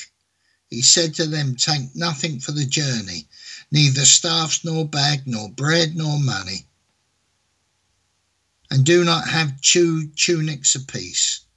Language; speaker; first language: English; native; English